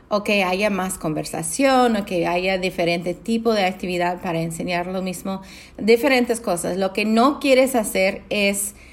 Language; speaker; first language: Spanish; non-native, fluent; English